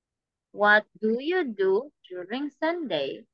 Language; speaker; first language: English; non-native, fluent; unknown